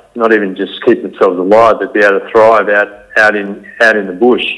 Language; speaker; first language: English; native; English